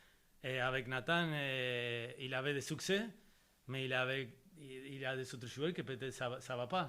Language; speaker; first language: French; non-native, fluent; Spanish